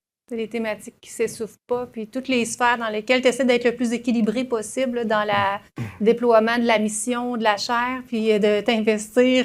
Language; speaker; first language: French; native; French